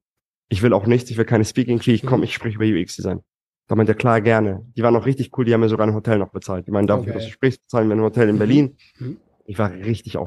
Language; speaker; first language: German; native; German